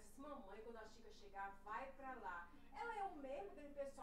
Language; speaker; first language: Portuguese; native; Portuguese